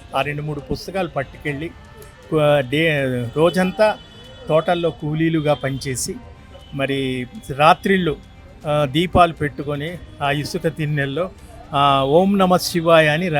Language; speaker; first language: Telugu; native; Telugu